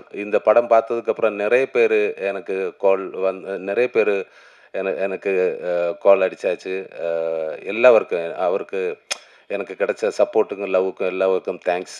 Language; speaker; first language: Tamil; non-native, learner; Malayalam